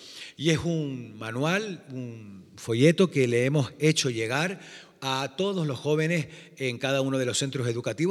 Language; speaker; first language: Spanish; native; Spanish